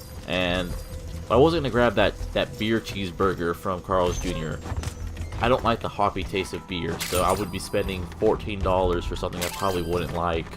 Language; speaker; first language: English; native; English